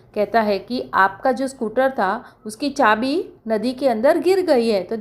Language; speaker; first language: Hindi; non-native, local second language; Marathi